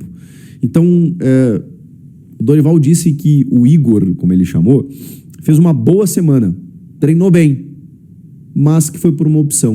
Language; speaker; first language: Portuguese; native; Portuguese